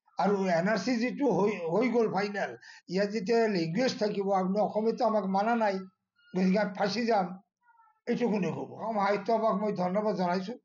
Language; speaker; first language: Assamese; non-native, local second language; Bangla